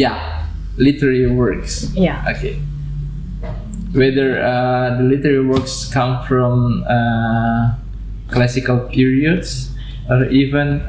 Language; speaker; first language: English; non-native, fluent; Indonesian